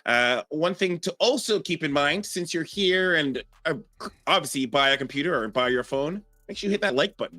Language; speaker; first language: English; native; English